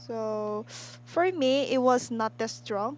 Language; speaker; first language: English; non-native, learner; Korean